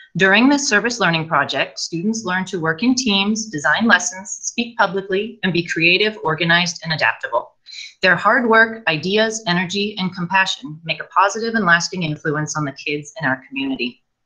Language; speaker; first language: English; native; English